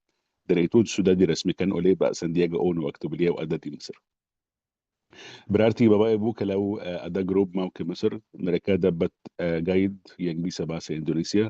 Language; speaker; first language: Indonesian; non-native, fluent; Arabic